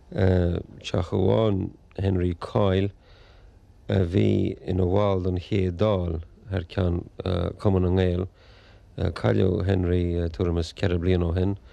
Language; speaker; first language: Irish; native; Irish